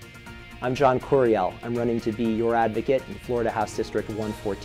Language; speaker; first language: English; native; English